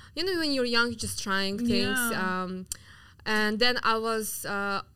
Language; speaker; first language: English; non-native, fluent; Russian